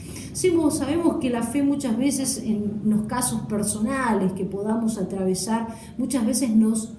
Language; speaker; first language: Spanish; native; Spanish